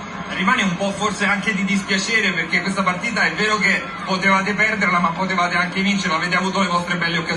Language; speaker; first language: Italian; native; Italian